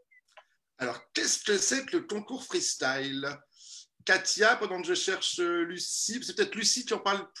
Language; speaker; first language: French; native; French